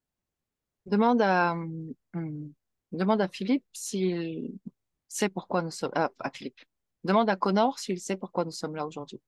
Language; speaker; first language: French; native; French